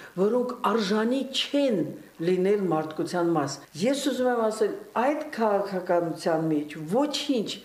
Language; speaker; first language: Armenian; native; Armenian